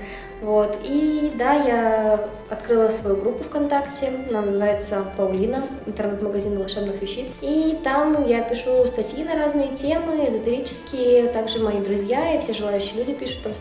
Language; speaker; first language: Russian; native; Russian